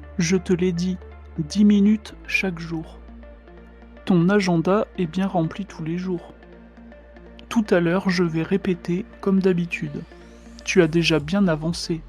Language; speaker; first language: French; native; French